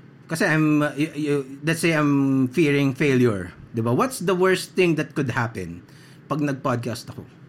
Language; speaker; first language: English; non-native, local second language; Filipino